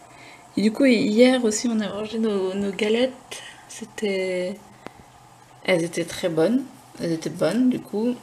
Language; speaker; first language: French; native; French